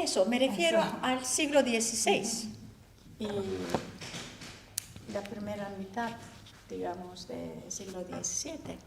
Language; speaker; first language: Spanish; non-native, fluent; Turkish